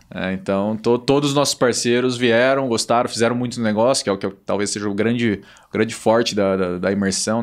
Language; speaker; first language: Portuguese; native; Portuguese